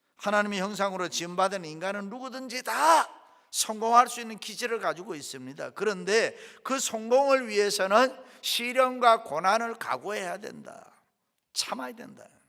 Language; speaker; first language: Korean; native; Korean